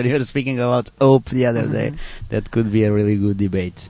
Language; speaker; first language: English; non-native, learner; Spanish